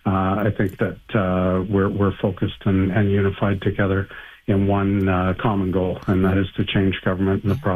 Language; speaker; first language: English; native; English